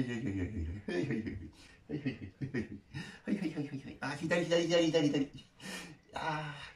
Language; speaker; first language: Japanese; native; Japanese